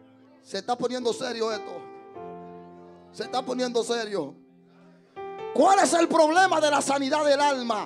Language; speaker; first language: Spanish; native; Spanish